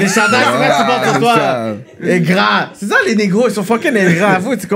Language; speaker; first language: French; native; French